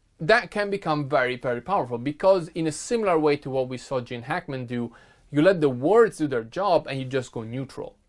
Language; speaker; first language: English; non-native, fluent; Italian